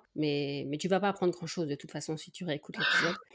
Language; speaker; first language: French; native; French